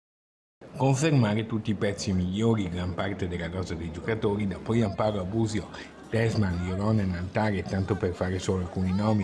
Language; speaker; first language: Italian; native; Italian